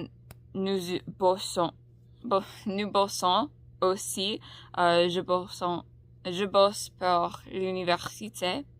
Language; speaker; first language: French; non-native, learner; English